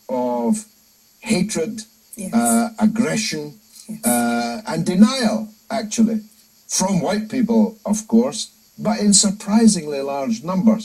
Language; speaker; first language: English; native; English